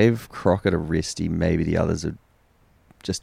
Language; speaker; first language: English; native; English